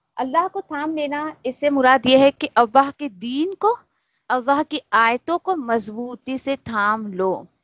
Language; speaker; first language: Urdu; native; Urdu